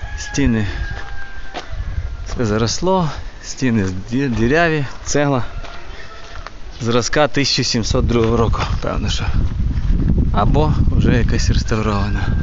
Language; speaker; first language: Ukrainian; native; Ukrainian